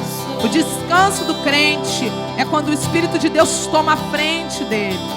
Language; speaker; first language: Portuguese; native; Portuguese